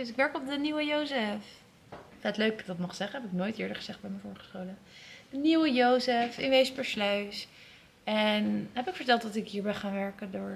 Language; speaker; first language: Dutch; native; Dutch